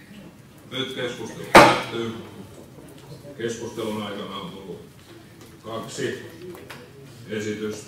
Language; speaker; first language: Finnish; native; Finnish